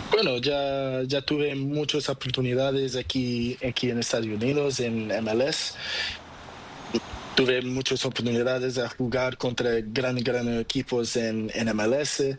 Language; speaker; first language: Spanish; non-native, learner; Portuguese